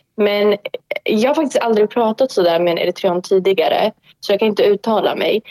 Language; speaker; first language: Swedish; early bilingual, other home language; Tigrinya